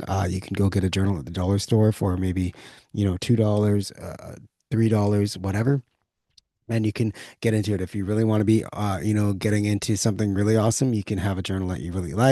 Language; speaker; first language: English; native; English